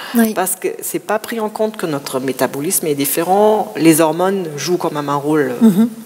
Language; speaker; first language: French; non-native, fluent; German